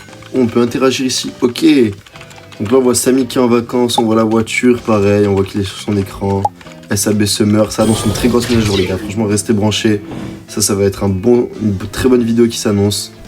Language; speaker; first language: French; native; French